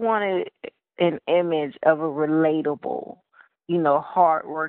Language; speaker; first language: English; native; English